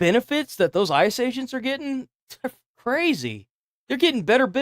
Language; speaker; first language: English; native; English